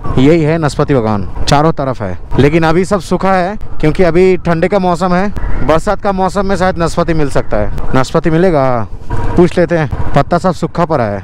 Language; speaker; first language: Hindi; non-native, local second language; Bangla